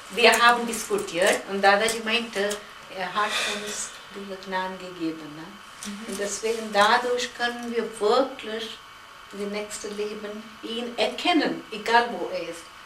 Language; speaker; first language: German; non-native, fluent; Gujarati